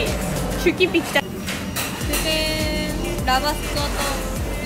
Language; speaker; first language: Japanese; native; Japanese